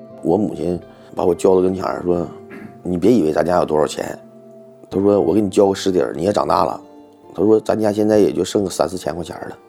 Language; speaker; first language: Chinese; native; Chinese